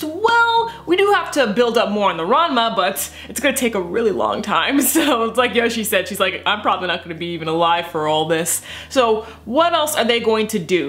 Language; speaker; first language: English; native; English